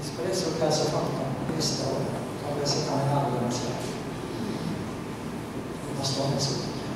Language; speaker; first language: Spanish; non-native, fluent; Norwegian